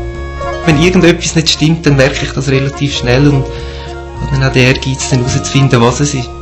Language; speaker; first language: German; native; German